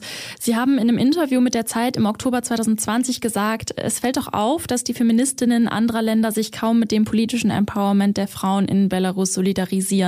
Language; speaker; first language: German; native; German